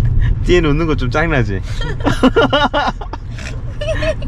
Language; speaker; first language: Korean; native; Korean